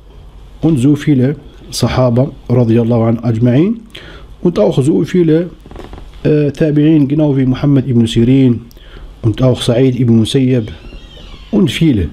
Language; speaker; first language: German; non-native, learner; Arabic